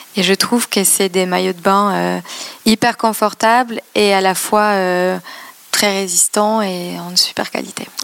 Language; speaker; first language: French; non-native, fluent; Polish